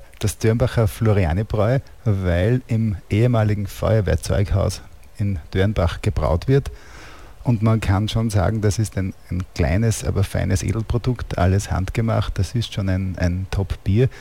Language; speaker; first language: German; native; German